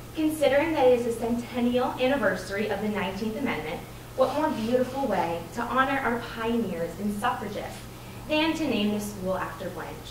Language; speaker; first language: English; native; English